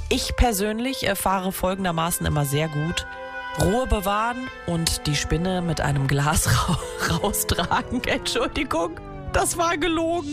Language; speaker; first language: German; native; German